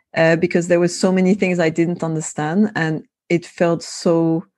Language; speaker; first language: English; non-native, fluent; French